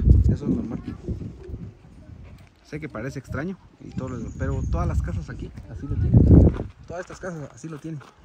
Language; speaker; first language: Spanish; native; Spanish